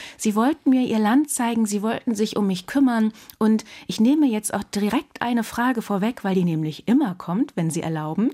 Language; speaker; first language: German; native; German